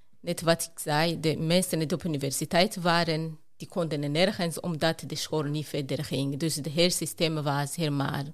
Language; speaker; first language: Dutch; non-native, fluent; Rundi